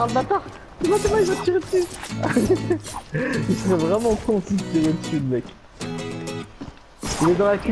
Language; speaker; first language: French; native; French